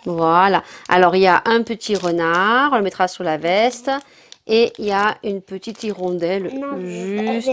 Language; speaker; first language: French; native; French